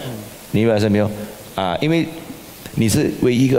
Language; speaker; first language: Chinese; native; Chinese